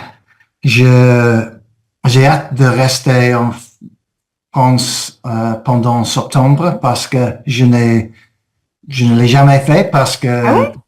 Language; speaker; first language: French; non-native, fluent; English